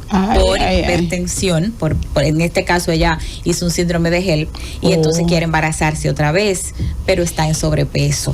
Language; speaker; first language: Spanish; native; Spanish